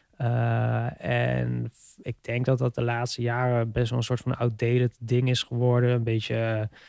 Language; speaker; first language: Dutch; native; Dutch